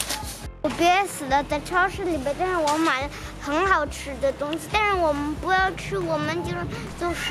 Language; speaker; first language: Chinese; early bilingual, heritage; Chinese